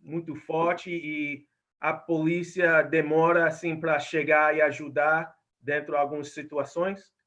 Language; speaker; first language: Portuguese; non-native, fluent; English